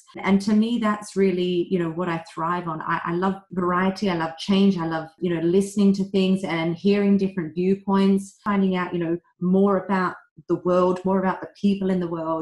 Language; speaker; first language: English; native; English